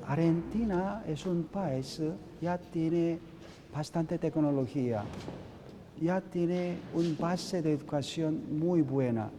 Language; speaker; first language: Spanish; non-native, learner; Korean